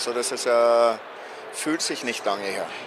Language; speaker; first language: German; non-native, fluent; Norwegian